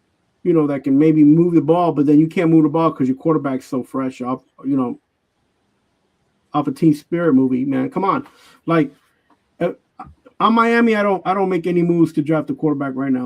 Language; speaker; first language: English; native; English